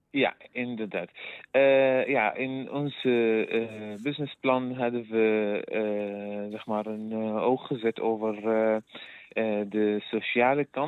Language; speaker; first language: Dutch; non-native, fluent; Arabic